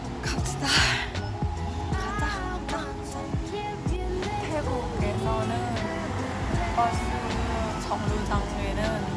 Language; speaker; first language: Korean; non-native, learner; Thai